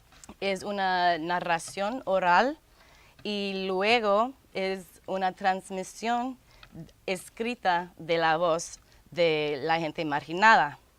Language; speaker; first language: Spanish; non-native, fluent; English